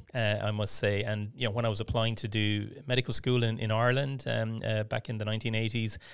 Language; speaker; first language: English; native; English